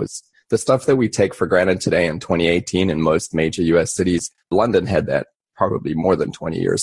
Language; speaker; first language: English; native; English